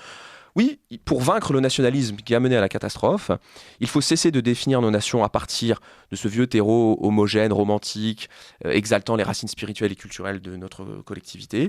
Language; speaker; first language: French; native; French